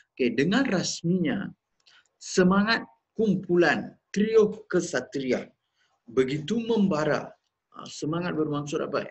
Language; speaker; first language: Malay; non-native, local second language; Tamil